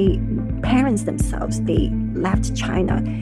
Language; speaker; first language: English; non-native, local second language; Cantonese